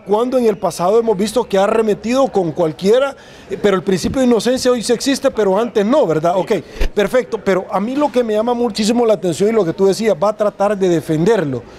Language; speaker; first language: Spanish; native; Spanish